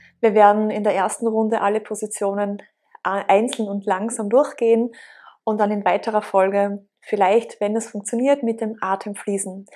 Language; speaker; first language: German; native; German